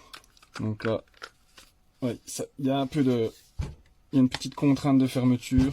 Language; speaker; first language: French; native; French